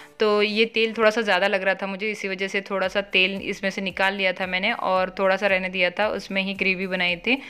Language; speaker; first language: Hindi; non-native, local second language; Marathi